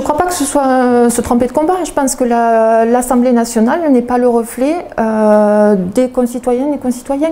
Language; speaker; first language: French; native; French